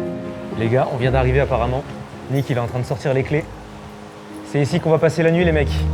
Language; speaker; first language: French; native; French